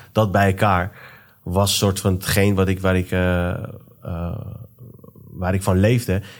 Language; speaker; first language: Dutch; early bilingual, other home language; Persian